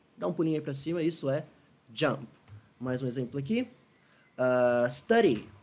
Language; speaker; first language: Portuguese; native; Portuguese